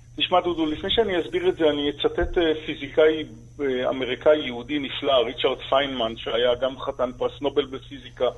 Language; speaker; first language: Hebrew; native; Hebrew